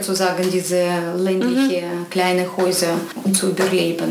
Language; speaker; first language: German; non-native, fluent; Russian